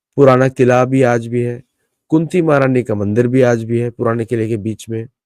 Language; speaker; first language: Hindi; native; Hindi